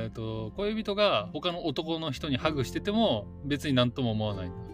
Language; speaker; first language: Japanese; native; Japanese